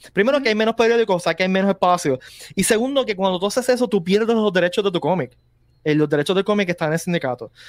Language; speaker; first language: Spanish; native; Spanish